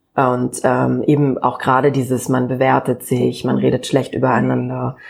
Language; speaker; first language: German; native; German